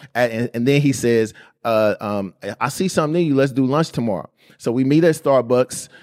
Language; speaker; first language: English; native; English